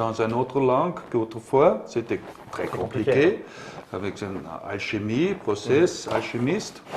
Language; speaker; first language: French; non-native, learner; German